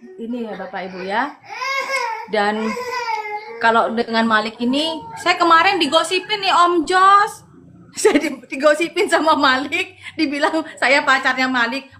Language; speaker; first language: Indonesian; non-native, local second language; Madurese